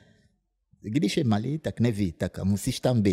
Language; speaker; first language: Czech; non-native, fluent; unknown